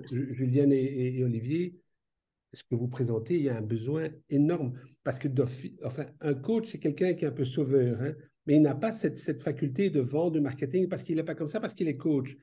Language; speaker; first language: French; native; French